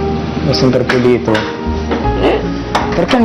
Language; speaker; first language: Italian; early bilingual, other home language; Filipino